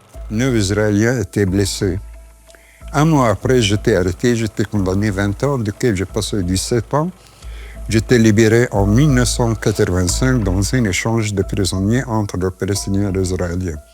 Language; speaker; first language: French; non-native, fluent; Arabic